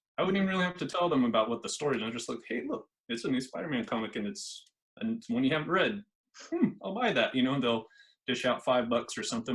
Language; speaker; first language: English; native; English